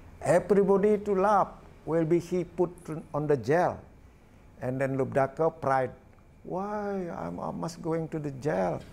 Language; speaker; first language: English; non-native, learner; Balinese